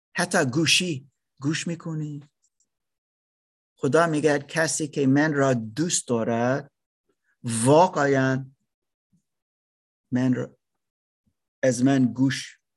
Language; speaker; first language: Persian; non-native, learner; German